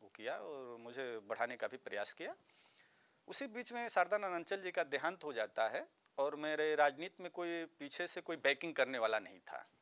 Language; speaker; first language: Hindi; native; Hindi